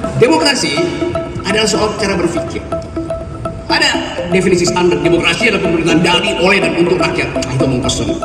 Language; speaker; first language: Indonesian; native; Indonesian